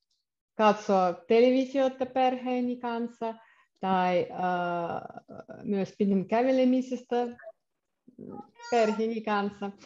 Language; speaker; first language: Finnish; non-native, learner; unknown